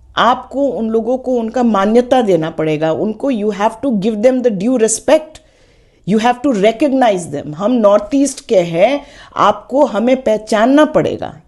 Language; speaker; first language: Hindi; non-native, local second language; Khasi